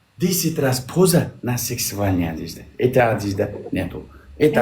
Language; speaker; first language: Russian; non-native, learner; Uzbek